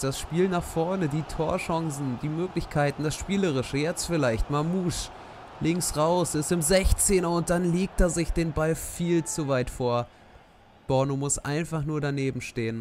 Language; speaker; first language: German; native; German